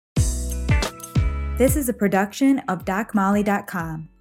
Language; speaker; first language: English; native; English